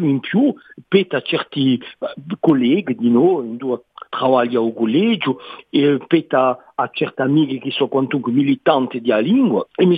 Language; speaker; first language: French; native; French